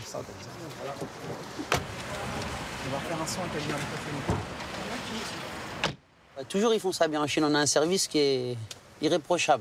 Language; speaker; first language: French; native; French